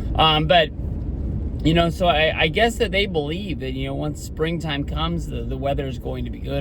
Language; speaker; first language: English; native; English